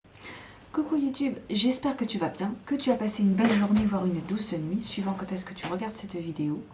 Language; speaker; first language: French; native; French